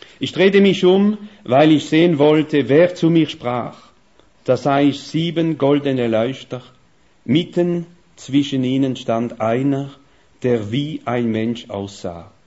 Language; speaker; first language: German; non-native, fluent; French